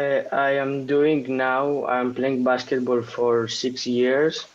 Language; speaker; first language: English; non-native, fluent; Greek